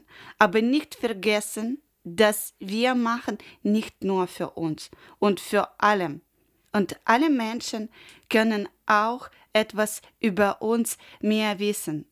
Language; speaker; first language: German; non-native, learner; Ukrainian